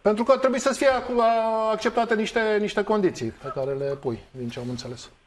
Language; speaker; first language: Romanian; native; Romanian